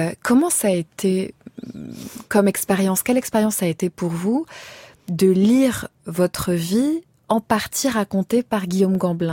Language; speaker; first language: French; native; French